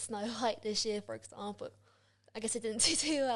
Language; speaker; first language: English; native; English